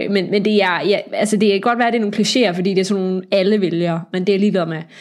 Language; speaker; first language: Danish; native; Danish